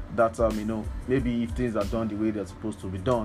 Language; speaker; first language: English; non-native, local second language; Yoruba